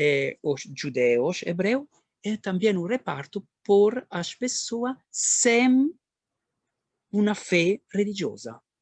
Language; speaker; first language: Portuguese; non-native, learner; Italian